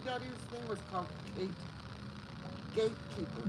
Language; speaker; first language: English; early bilingual, other home language; Spanish